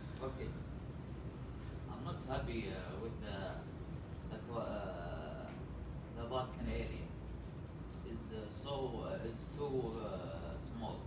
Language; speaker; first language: English; non-native, learner; Arabic